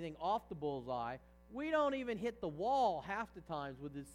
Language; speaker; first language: English; native; English